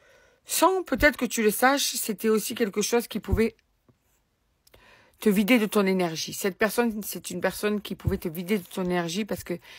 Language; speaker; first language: French; native; French